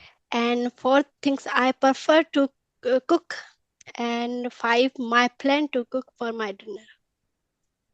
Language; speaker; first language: English; non-native, learner; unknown